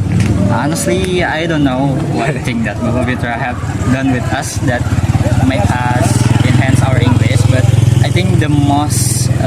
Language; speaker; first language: English; non-native, learner; Indonesian